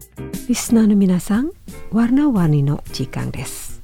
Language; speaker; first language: Japanese; non-native, fluent; Indonesian